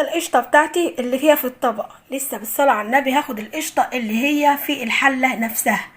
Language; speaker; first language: Arabic; native; Arabic